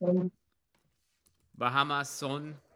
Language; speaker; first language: Spanish; non-native, learner; English